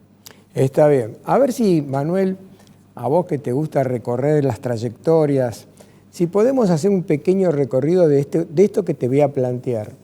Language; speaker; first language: Spanish; native; Spanish